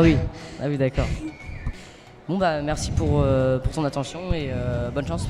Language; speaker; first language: French; native; French